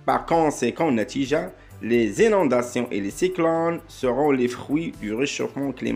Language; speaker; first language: French; non-native, local second language; Arabic